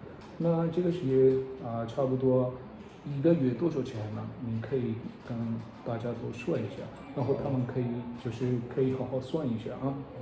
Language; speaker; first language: Chinese; non-native, fluent; Hindi